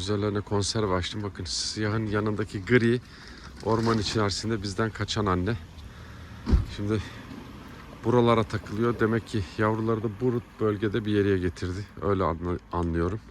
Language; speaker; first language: Turkish; native; Turkish